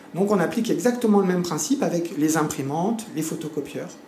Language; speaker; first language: French; native; French